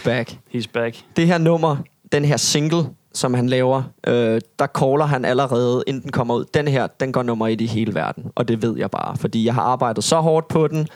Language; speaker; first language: Danish; native; Danish